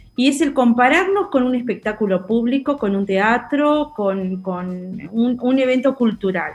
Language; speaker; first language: Spanish; native; Spanish